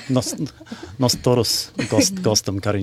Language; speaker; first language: Portuguese; non-native, learner; English